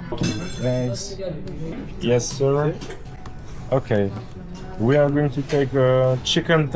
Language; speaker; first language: English; non-native, learner; French